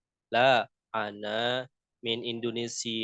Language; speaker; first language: Arabic; non-native, fluent; Indonesian